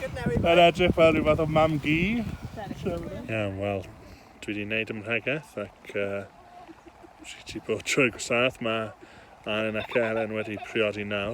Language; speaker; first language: Welsh; native; Welsh